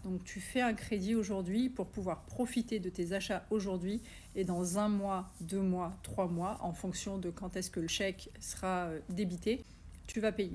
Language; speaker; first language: French; native; French